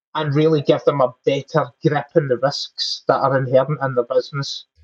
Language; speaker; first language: English; native; English